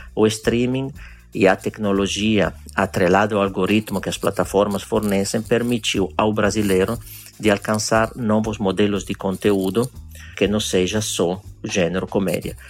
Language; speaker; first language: Portuguese; non-native, fluent; Italian